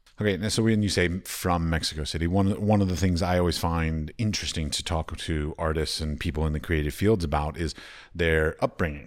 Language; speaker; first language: English; native; English